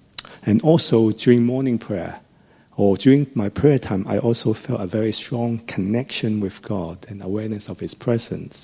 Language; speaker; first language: English; non-native, local second language; Cantonese